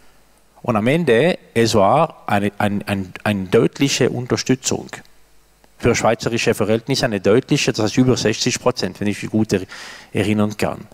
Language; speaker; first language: German; non-native, local second language; French